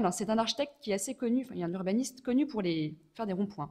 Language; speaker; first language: French; native; French